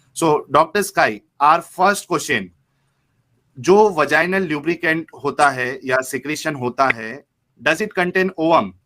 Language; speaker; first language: Hindi; native; Hindi